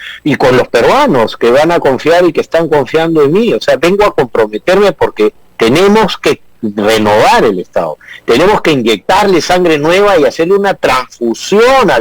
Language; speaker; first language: Spanish; native; Spanish